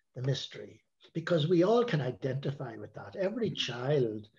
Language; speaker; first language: English; native; English